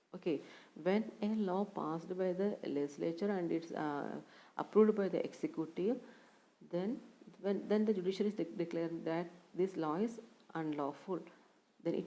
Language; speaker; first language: English; non-native, local second language; Malayalam